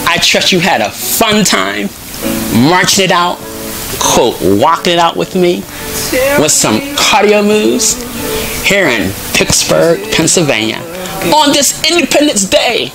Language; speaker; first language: English; native; English